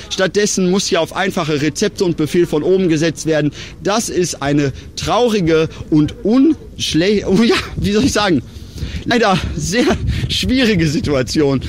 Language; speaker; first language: German; native; German